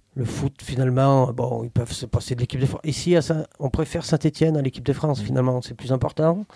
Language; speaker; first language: French; native; French